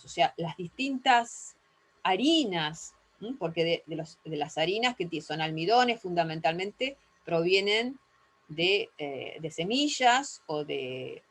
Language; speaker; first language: Spanish; native; Spanish